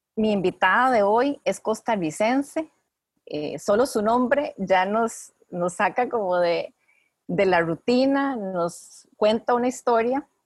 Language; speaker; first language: Spanish; native; Spanish